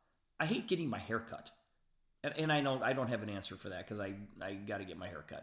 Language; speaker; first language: English; native; English